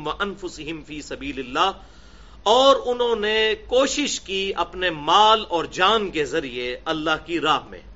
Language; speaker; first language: Urdu; native; Urdu